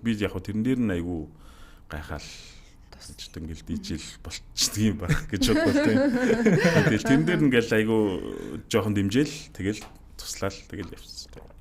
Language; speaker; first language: Mongolian; native; Mongolian